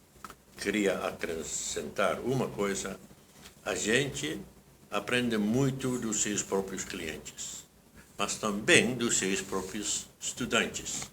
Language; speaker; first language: Portuguese; non-native, fluent; Dutch